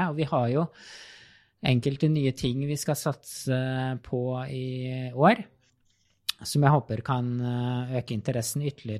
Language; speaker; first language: Norwegian; native; Norwegian